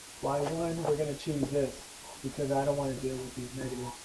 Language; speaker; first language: English; native; English